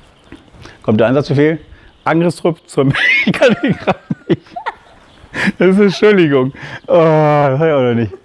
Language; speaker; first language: German; native; German